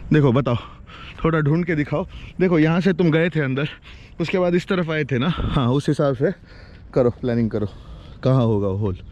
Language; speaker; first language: Hindi; non-native, local second language; Kannada